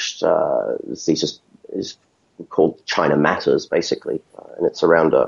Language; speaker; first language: English; native; English